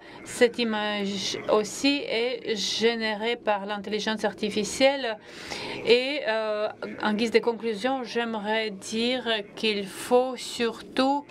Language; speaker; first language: French; non-native, fluent; Latvian